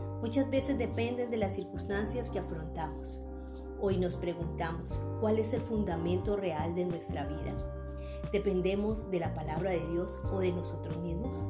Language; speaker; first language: Spanish; native; Spanish